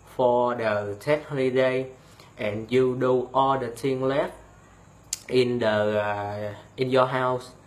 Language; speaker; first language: English; non-native, learner; Vietnamese